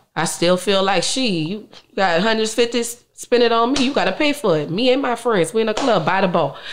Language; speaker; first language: English; native; English